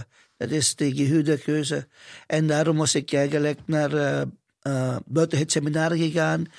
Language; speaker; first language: Dutch; non-native, fluent; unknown